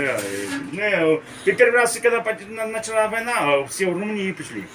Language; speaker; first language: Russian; non-native, learner; Romanian